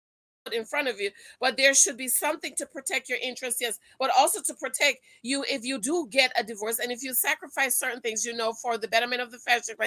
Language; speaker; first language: English; native; English